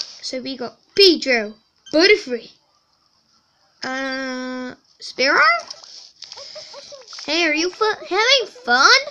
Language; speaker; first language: English; native; English